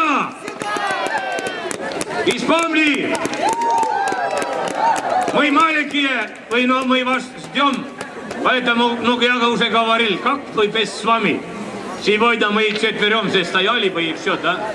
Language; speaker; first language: Russian; non-native, local second language; Estonian